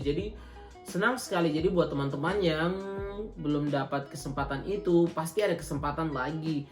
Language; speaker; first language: Indonesian; native; Indonesian